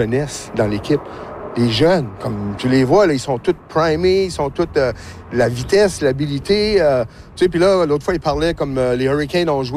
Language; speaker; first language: French; native; French